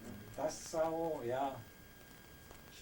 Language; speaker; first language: German; non-native, learner; Korean